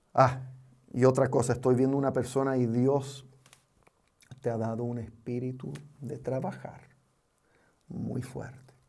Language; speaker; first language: Spanish; non-native, fluent; English